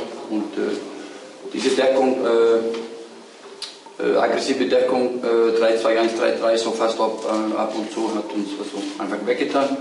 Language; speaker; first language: German; non-native, fluent; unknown